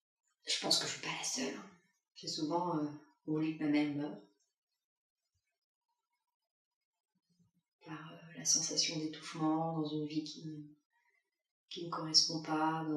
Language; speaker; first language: French; native; French